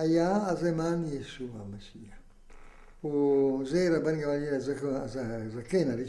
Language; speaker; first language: Hebrew; non-native, fluent; Italian